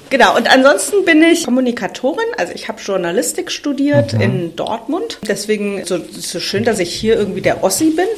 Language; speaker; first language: German; native; German